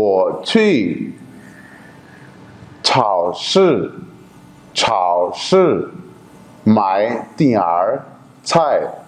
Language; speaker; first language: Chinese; non-native, fluent; Urdu